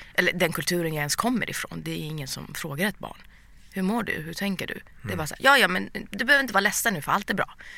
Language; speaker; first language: Swedish; early bilingual, other home language; Persian